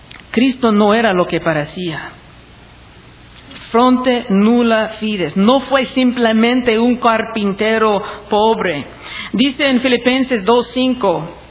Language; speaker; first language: Spanish; non-native, fluent; English